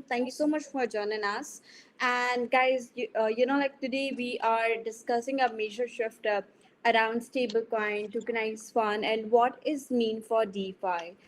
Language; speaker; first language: English; non-native, fluent; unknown